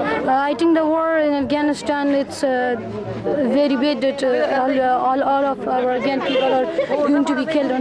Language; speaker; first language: English; non-native, learner; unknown